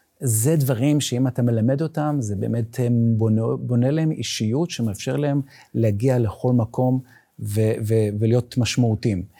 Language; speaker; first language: Hebrew; non-native, local second language; Yiddish